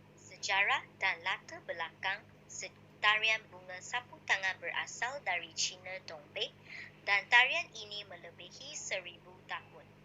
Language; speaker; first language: Malay; non-native, local second language; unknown